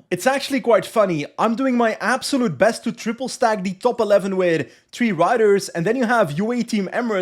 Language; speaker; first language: English; non-native, fluent; Dutch